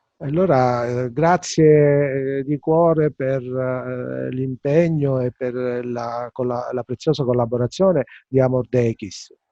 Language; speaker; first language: Italian; native; Italian